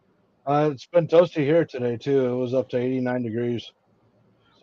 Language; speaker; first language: English; native; English